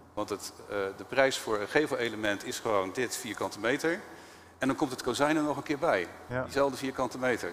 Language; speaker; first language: Dutch; native; Dutch